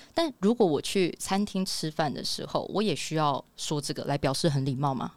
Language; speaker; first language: Chinese; native; Chinese